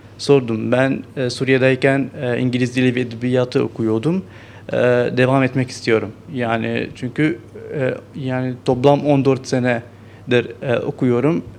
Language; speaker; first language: Turkish; non-native, learner; Arabic